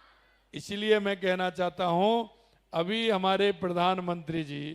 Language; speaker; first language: Hindi; native; Hindi